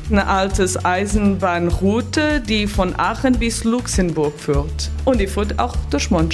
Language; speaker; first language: German; non-native, fluent; Portuguese